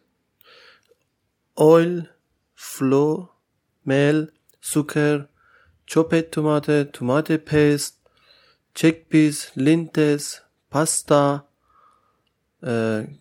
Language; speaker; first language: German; non-native, learner; Persian